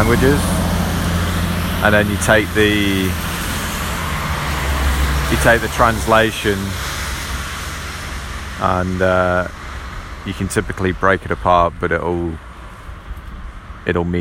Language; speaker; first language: English; native; English